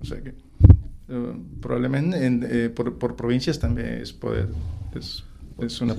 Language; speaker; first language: Catalan; non-native, local second language; Spanish